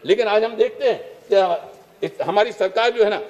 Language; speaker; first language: Hindi; native; Hindi